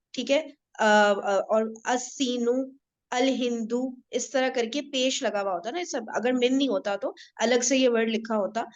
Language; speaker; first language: Urdu; native; Urdu